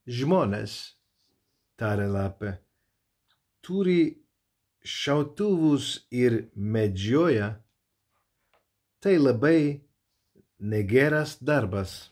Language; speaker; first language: Lithuanian; non-native, learner; Turkish